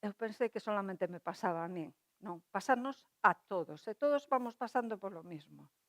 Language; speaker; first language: Spanish; non-native, local second language; Galician